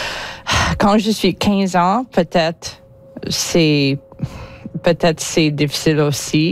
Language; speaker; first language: French; non-native, learner; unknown